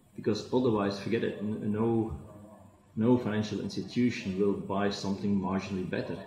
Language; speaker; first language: English; non-native, fluent; Dutch